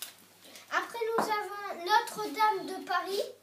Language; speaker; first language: French; non-native, learner; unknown